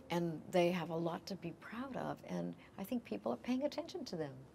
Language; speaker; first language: English; native; English